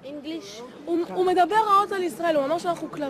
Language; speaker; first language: Hebrew; native; Hebrew